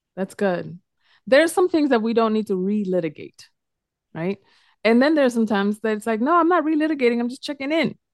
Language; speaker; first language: English; early bilingual, other home language; Spanish